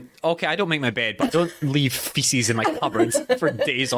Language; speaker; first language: English; native; English